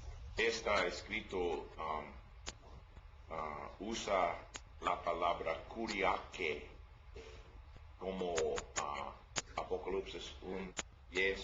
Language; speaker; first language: Spanish; non-native, learner; English